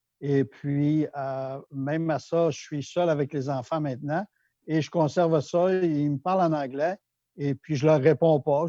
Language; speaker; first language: French; native; French